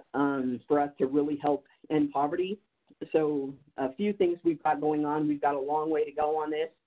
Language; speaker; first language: English; native; English